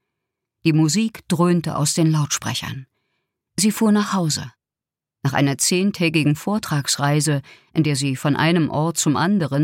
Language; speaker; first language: German; native; German